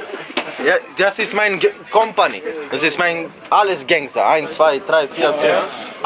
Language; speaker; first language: German; non-native, learner; Macedonian